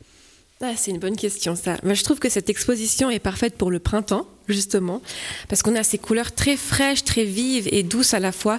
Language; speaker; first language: French; native; French